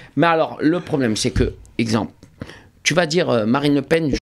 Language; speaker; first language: French; native; French